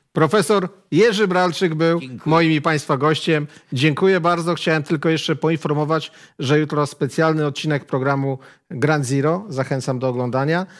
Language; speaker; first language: Polish; native; Polish